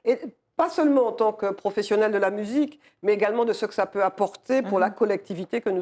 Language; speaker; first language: French; native; French